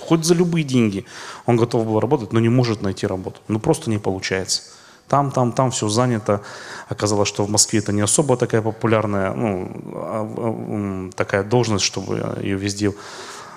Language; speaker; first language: Russian; native; Russian